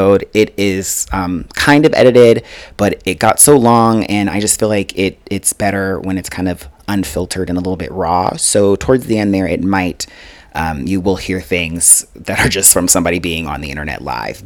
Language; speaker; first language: English; native; English